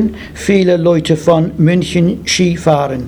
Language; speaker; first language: German; non-native, learner; English